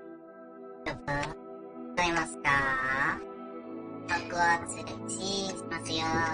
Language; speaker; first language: Japanese; non-native, learner; English